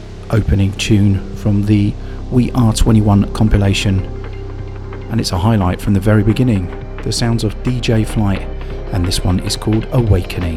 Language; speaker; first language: English; native; English